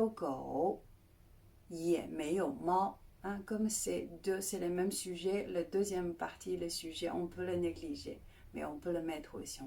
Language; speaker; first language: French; non-native, fluent; Chinese